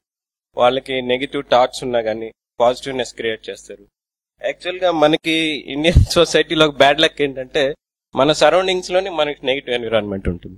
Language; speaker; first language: Telugu; native; Telugu